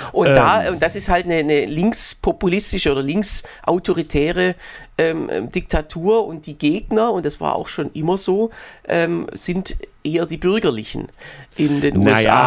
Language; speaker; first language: German; native; German